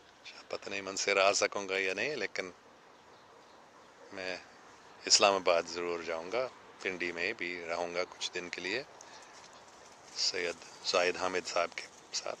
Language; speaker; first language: Hindi; non-native, fluent; English